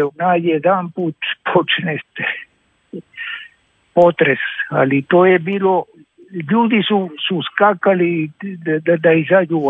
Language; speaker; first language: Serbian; early bilingual, heritage; Spanish